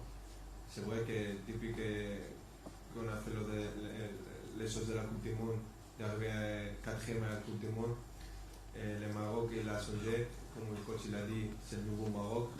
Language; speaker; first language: French; non-native, fluent; Spanish